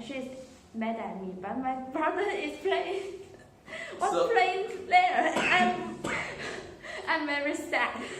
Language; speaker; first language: English; non-native, learner; Chinese